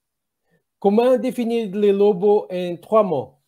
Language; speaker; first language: French; non-native, learner; Portuguese